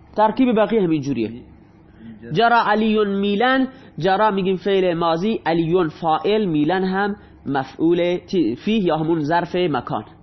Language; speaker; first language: Persian; non-native, local second language; Baluchi